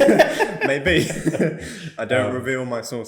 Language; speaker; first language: English; native; English